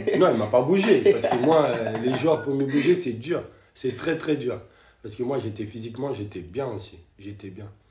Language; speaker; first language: French; non-native, fluent; Kabuverdianu